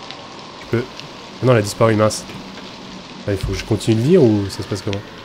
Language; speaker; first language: French; native; French